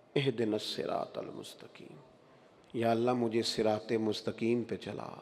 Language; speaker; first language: Urdu; non-native, local second language; Punjabi